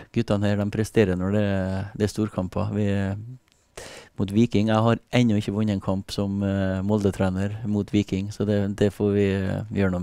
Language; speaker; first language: Norwegian; native; Norwegian